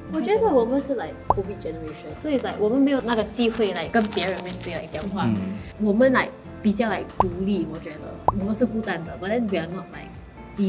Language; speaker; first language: Chinese; non-native, local second language; English